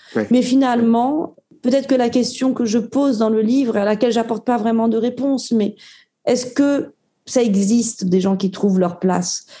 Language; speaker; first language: French; native; French